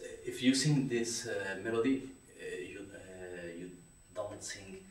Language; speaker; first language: English; non-native, learner; Spanish